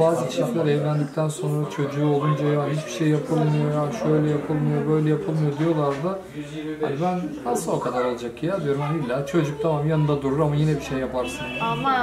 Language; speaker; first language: Turkish; native; Turkish